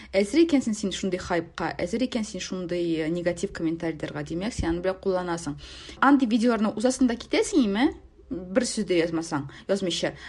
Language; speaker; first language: Tatar; native; Tatar